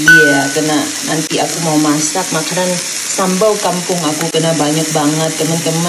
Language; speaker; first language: Indonesian; non-native, fluent; Thai